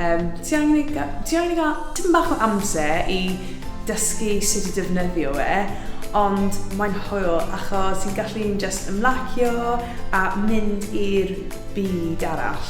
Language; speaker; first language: Welsh; non-native, learner; English